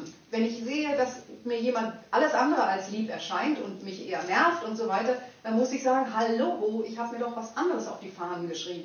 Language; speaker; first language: German; native; German